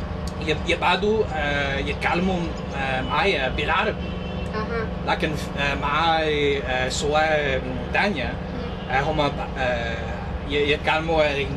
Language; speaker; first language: Arabic; non-native, learner; English